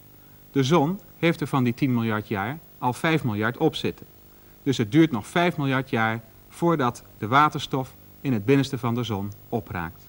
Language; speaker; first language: Dutch; native; Dutch